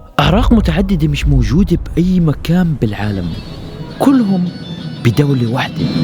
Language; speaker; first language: Arabic; native; Arabic